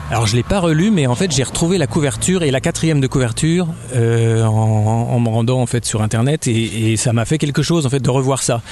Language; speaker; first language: French; native; French